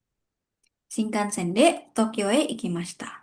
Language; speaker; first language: Japanese; non-native, fluent; Indonesian